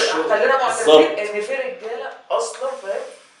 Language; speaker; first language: Arabic; native; Arabic